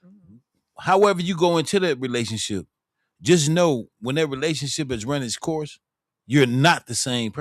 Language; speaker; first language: English; native; English